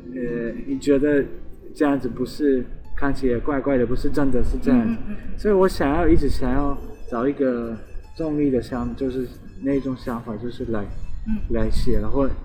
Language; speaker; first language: Chinese; non-native, fluent; Arabic